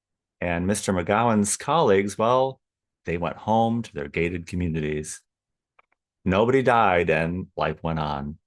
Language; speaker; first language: English; native; English